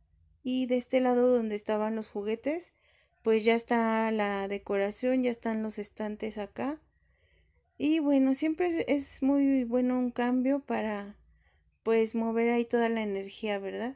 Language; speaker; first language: Spanish; native; Spanish